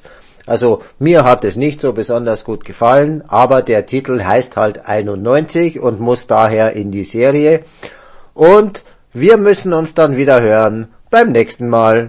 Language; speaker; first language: German; native; German